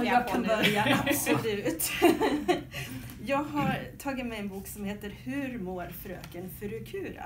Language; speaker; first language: Swedish; native; Swedish